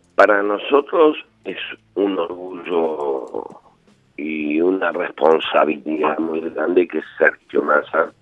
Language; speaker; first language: Spanish; native; Spanish